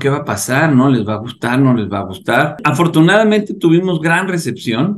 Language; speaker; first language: Spanish; native; Spanish